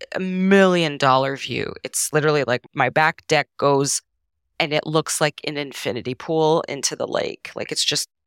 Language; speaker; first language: English; non-native, fluent; Serbian